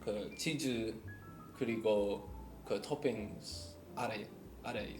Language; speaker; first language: Korean; non-native, learner; English